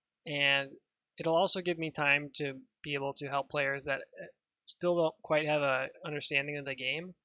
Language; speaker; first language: English; native; English